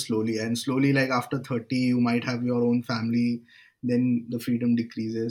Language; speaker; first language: English; non-native, local second language; Marathi